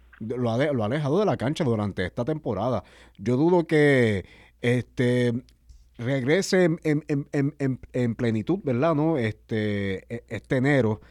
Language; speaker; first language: Spanish; native; Spanish